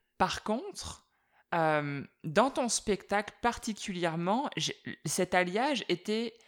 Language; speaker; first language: French; native; French